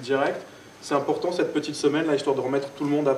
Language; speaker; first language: French; native; French